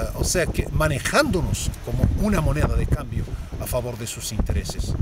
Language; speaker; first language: Spanish; non-native, local second language; Arabic